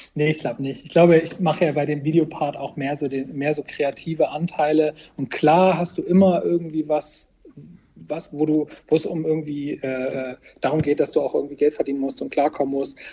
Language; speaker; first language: German; native; German